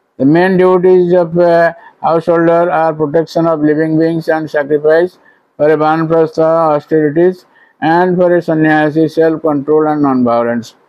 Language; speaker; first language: English; non-native, local second language; Odia